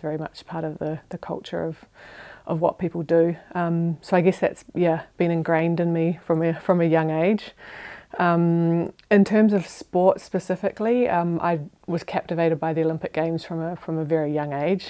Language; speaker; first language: English; native; English